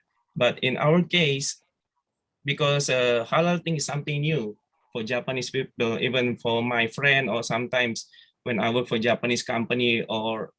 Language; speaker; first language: English; non-native, fluent; Indonesian